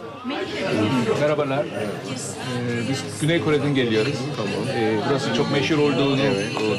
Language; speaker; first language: Turkish; non-native, fluent; Korean